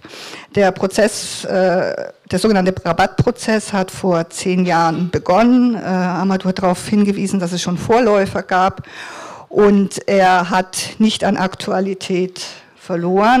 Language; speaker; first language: German; native; German